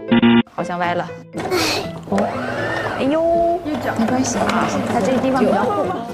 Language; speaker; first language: Chinese; native; Chinese